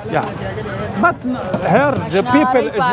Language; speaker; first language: English; non-native, learner; Arabic